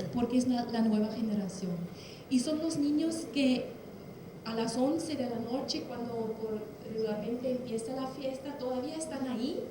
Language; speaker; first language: Spanish; non-native, fluent; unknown